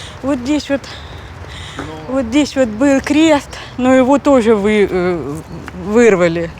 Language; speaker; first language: Russian; native; Russian